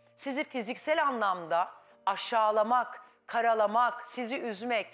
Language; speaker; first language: Turkish; native; Turkish